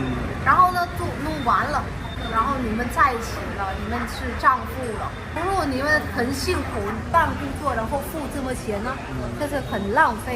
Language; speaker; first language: Chinese; non-native, learner; Vietnamese